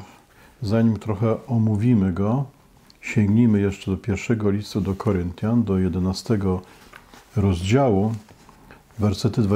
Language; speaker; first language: Polish; native; Polish